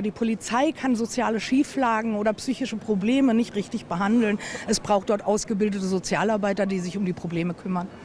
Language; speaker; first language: German; native; German